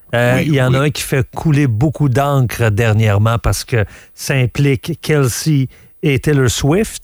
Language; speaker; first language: French; native; French